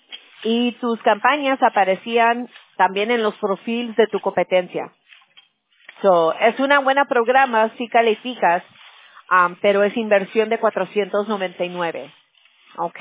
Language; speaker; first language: Spanish; early bilingual, heritage; Spanish